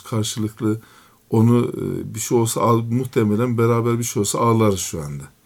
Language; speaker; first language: Turkish; native; Turkish